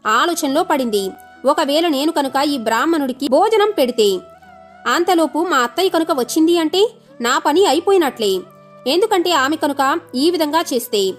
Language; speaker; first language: Telugu; native; Telugu